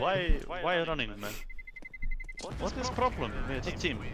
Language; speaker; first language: English; non-native, fluent; Icelandic